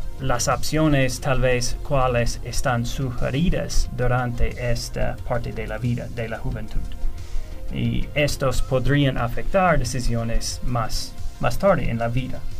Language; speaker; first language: Spanish; non-native, fluent; English